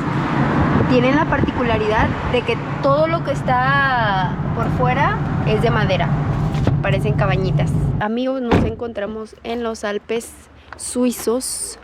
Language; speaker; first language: Spanish; native; Spanish